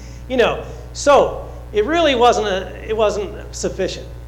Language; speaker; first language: English; native; English